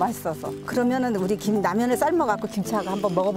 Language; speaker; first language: Korean; native; Korean